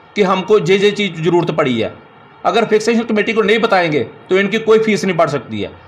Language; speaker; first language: Hindi; native; Hindi